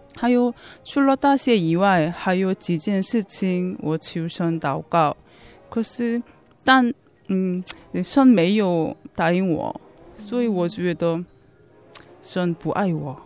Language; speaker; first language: Chinese; non-native, fluent; Korean